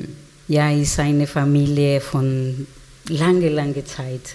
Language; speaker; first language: German; non-native, learner; Spanish